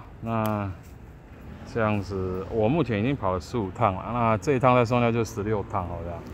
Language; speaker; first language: Chinese; native; Chinese